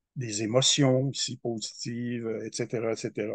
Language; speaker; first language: French; native; French